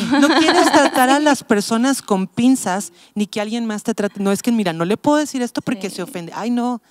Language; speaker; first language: Spanish; native; Spanish